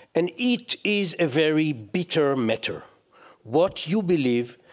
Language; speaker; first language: English; non-native, fluent; Hebrew